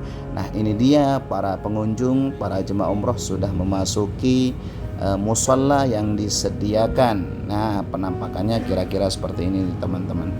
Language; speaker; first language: Indonesian; native; Indonesian